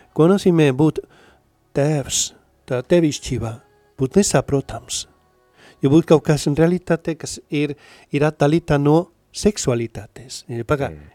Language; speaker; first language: Latvian; non-native, learner; Spanish